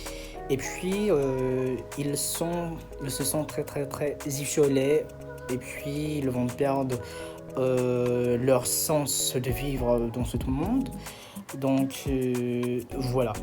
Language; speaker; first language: French; non-native, fluent; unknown